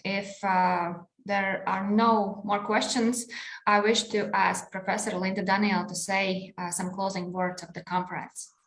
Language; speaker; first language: English; non-native, fluent; Latvian